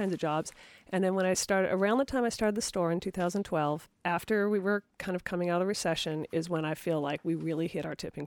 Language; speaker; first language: English; native; English